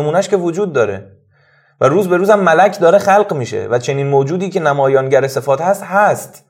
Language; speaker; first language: Persian; native; Persian